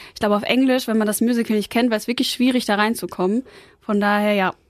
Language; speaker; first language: German; native; German